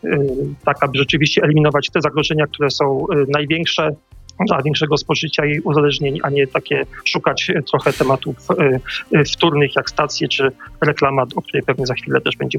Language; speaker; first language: Polish; native; Polish